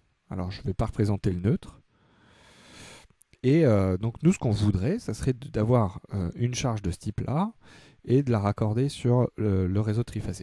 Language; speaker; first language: French; native; French